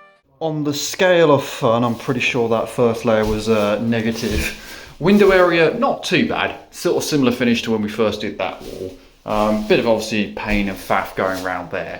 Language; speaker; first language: English; native; English